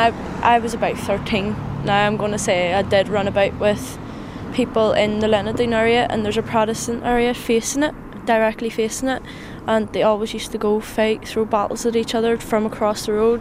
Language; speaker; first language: English; native; English